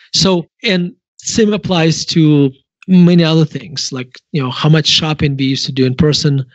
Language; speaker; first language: English; non-native, fluent; Russian